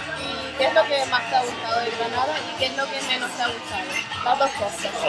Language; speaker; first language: Spanish; early bilingual, other home language; German